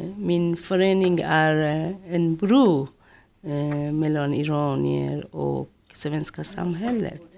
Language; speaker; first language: Swedish; non-native, fluent; Persian